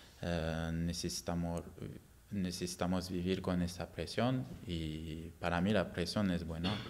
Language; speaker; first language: Spanish; non-native, fluent; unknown